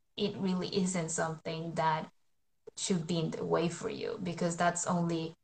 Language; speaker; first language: English; non-native, fluent; Spanish